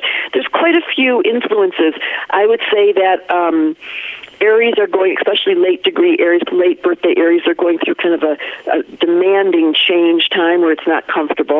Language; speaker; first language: English; native; English